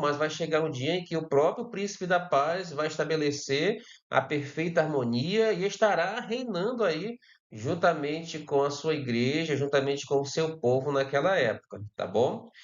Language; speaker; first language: Portuguese; native; Portuguese